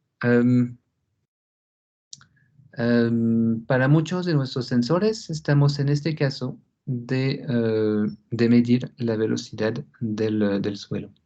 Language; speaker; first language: Spanish; non-native, fluent; French